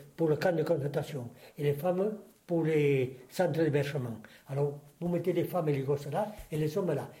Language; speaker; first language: French; non-native, fluent; Spanish